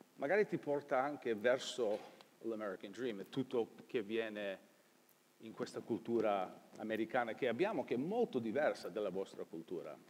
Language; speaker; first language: Italian; early bilingual, heritage; Italian